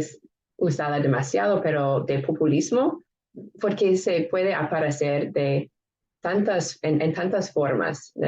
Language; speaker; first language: Spanish; non-native, fluent; English